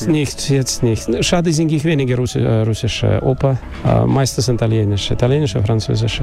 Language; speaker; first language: German; non-native, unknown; Russian